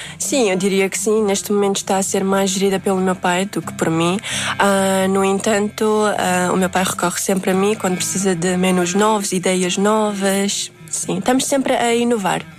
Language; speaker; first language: Portuguese; early bilingual, other home language; Uzbek